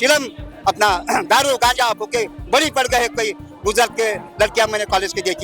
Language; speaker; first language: Hindi; native; Hindi